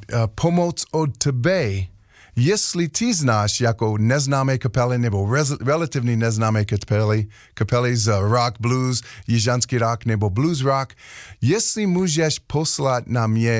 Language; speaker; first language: Czech; non-native, learner; English